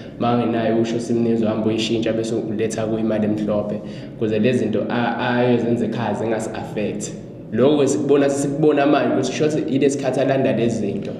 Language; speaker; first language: Zulu; non-native, local second language; Swati